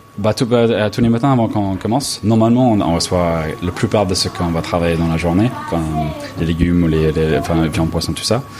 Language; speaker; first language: French; non-native, fluent; English